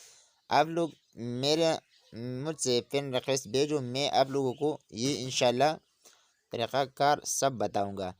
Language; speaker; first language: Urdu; non-native, local second language; Pashto